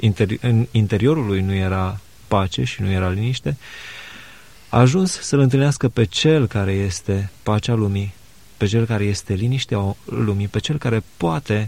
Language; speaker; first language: Romanian; native; Romanian